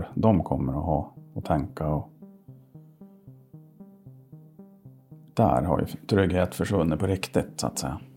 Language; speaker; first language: Swedish; native; Swedish